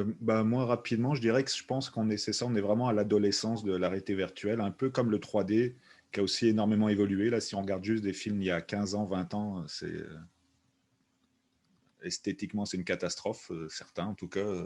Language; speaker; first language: French; native; French